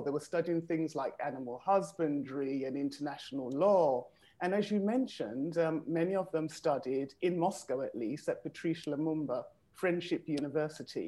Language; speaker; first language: English; native; English